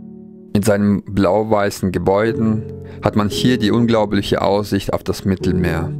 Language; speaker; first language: German; non-native, fluent; Russian